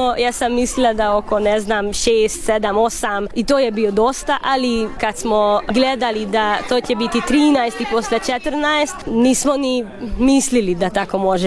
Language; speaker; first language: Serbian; non-native, local second language; Hungarian